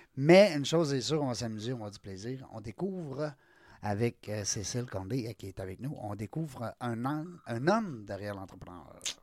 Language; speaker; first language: French; native; French